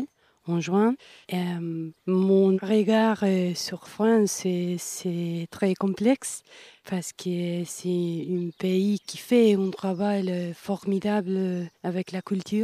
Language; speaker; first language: French; non-native, fluent; Spanish